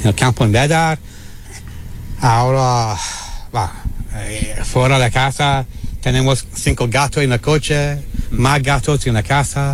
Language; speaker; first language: Spanish; non-native, learner; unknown